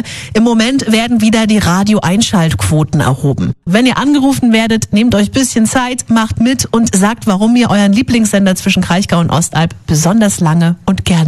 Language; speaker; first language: German; native; German